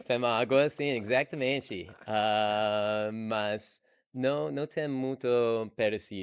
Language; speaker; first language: Portuguese; non-native, learner; English